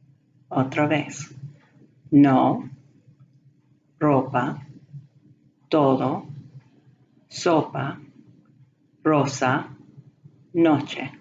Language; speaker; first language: Spanish; non-native, fluent; English